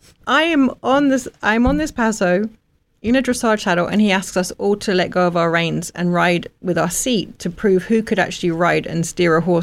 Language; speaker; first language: English; native; English